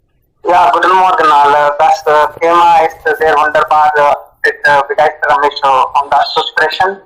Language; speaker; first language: German; non-native, learner; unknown